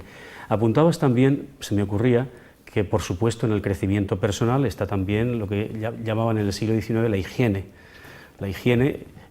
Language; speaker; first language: Spanish; native; Spanish